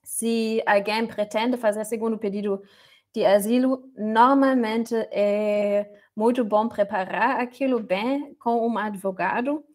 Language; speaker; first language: Portuguese; non-native, fluent; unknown